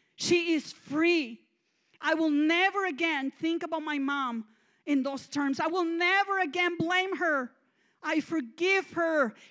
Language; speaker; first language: English; non-native, fluent; Spanish